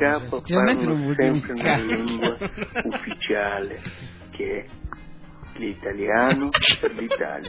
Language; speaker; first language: Italian; non-native, fluent; Portuguese